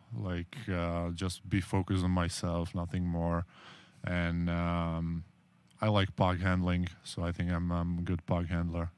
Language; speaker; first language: English; non-native, learner; Czech